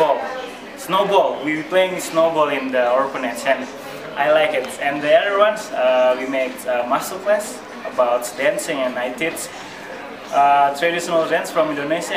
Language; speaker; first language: English; non-native, learner; Indonesian